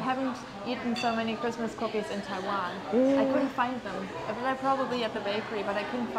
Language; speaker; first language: English; non-native, fluent; German